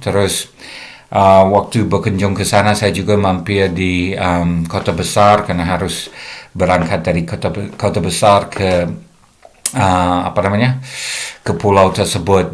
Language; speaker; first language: Indonesian; non-native, fluent; English